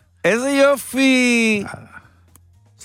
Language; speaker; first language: Hebrew; native; Hebrew